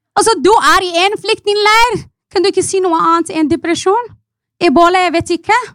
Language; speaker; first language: Norwegian; non-native, fluent; Arabic